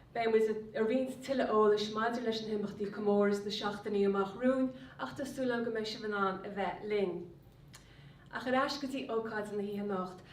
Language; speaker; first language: Irish; native; Irish